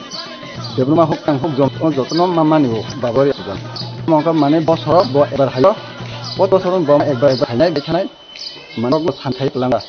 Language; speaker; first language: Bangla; non-native, local second language; Kok Borok